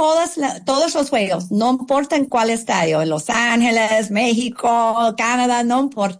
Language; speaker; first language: Spanish; non-native, fluent; English